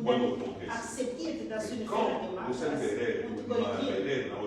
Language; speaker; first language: German; non-native, fluent; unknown